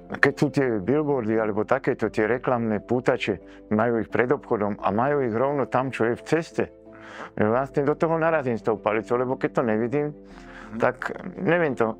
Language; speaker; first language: Slovak; native; Slovak